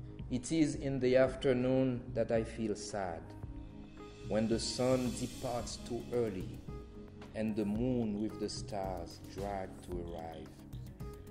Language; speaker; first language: English; non-native, fluent; Haitian Creole